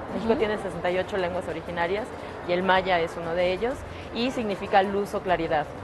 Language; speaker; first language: Spanish; non-native, local second language; Yucateco